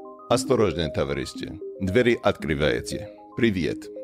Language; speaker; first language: Russian; non-native, learner; English